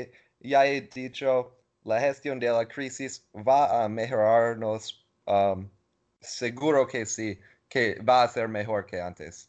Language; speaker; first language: Spanish; non-native, learner; English